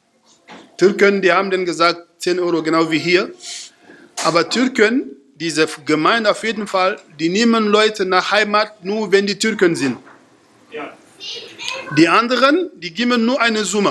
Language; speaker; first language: German; non-native, fluent; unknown